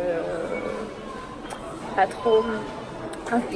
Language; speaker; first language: French; early bilingual, other home language; Arabic